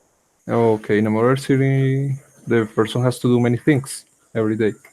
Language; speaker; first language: English; non-native, learner; Spanish